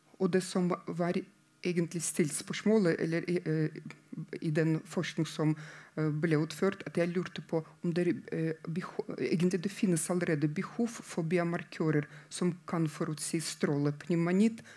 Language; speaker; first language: Norwegian; non-native, fluent; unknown